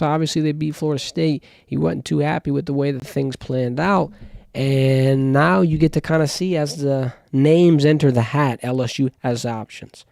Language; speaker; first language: English; native; English